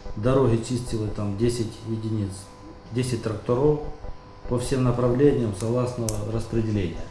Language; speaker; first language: Russian; native; Russian